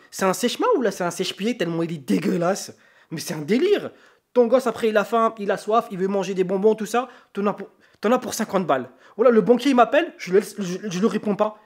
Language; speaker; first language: French; native; French